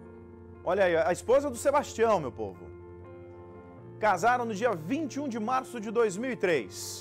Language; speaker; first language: Portuguese; native; Portuguese